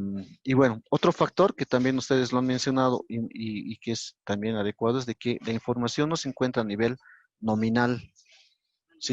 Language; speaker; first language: Spanish; native; Spanish